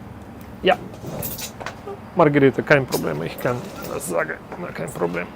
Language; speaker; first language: German; non-native, learner; Russian